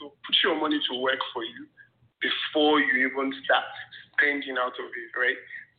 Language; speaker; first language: English; non-native, local second language; Yoruba